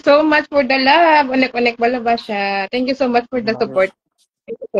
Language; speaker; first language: English; non-native, learner; Bangla